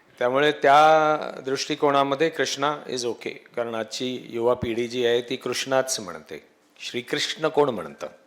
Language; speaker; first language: Marathi; native; Marathi